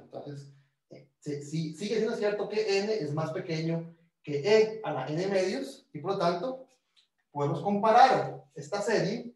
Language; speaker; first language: Spanish; native; Spanish